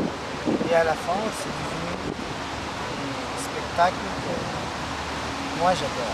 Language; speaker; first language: French; non-native, fluent; Persian